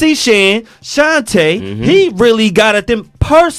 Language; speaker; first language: English; native; English